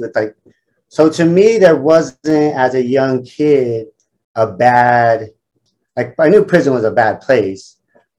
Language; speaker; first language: English; native; English